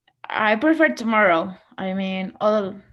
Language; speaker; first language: English; non-native, learner; Spanish